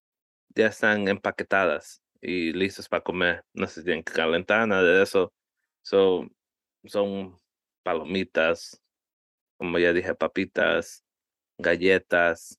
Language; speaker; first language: Spanish; early bilingual, heritage; Spanish